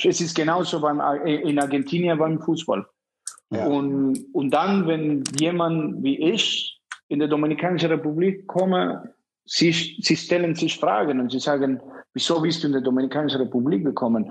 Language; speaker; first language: German; non-native, fluent; Spanish